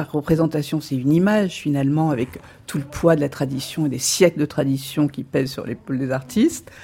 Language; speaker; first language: French; native; French